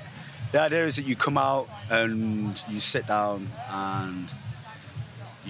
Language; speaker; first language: English; native; English